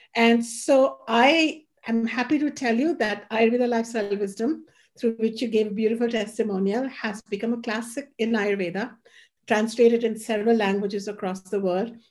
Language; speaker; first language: English; non-native, local second language; Hindi